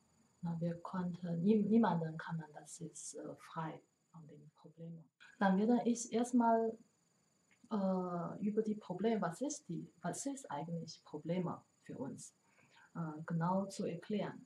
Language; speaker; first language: German; non-native, learner; Chinese